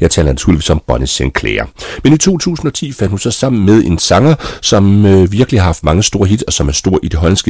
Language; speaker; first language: Danish; native; Danish